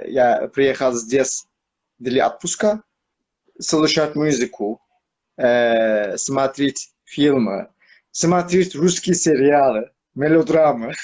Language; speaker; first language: Russian; non-native, learner; Turkish